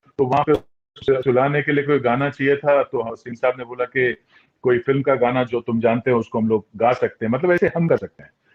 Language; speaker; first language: Hindi; non-native, local second language; Tulu